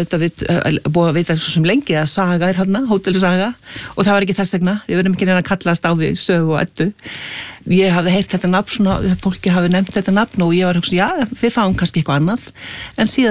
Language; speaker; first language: Icelandic; native; Icelandic